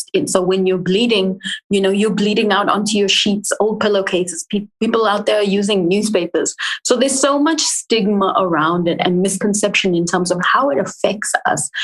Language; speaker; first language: English; native; English